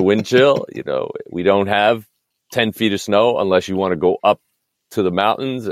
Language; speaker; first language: English; native; English